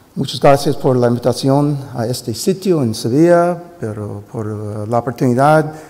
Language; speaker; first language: Spanish; non-native, learner; English